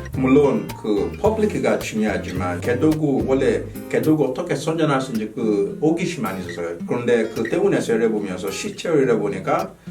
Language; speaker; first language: Korean; non-native, fluent; Yoruba